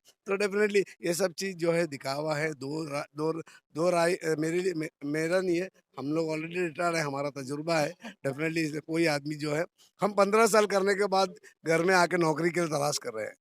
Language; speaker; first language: Hindi; native; Hindi